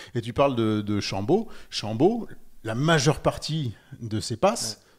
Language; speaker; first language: French; native; French